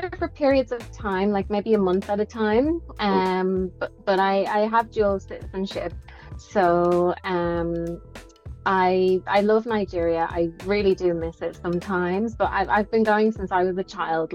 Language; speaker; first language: English; native; English